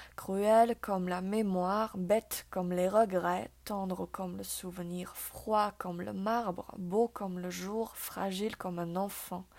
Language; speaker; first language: French; non-native, fluent; Chinese